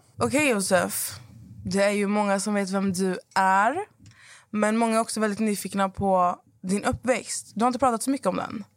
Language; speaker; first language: Swedish; native; Swedish